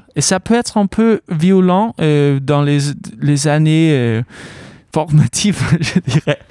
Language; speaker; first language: French; non-native, fluent; Danish